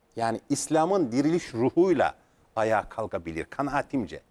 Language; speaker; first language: Turkish; native; Turkish